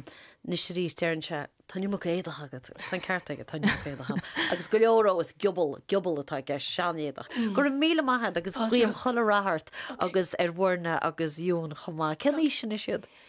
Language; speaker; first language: Irish; native; Irish